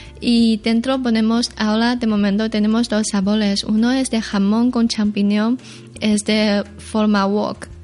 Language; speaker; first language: Spanish; non-native, learner; Chinese